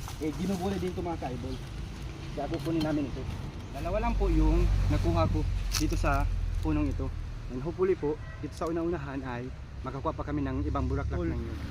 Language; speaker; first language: Filipino; non-native, local second language; Bikol